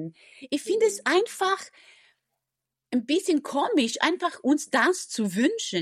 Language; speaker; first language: German; non-native, fluent; Romanian